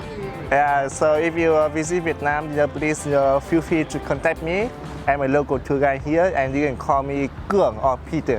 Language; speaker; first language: English; non-native, fluent; Vietnamese